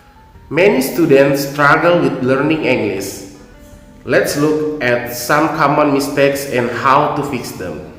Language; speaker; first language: English; non-native, fluent; Indonesian